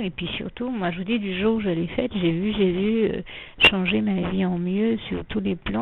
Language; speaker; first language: French; native; French